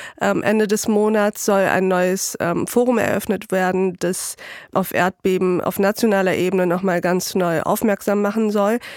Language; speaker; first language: German; early bilingual, other home language; Turkish